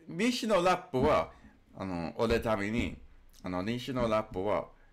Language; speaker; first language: Japanese; non-native, learner; English